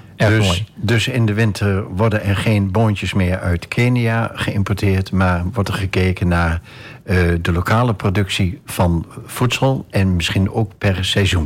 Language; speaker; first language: Dutch; native; Dutch